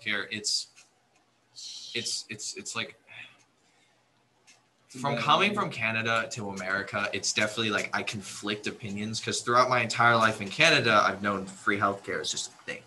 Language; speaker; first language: English; native; English